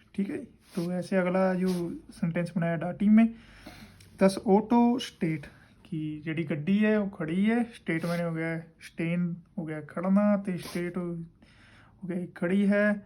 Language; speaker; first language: Hindi; non-native, local second language; Punjabi